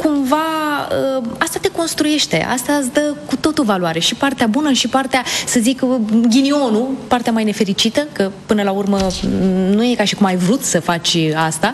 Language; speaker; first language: Romanian; native; Romanian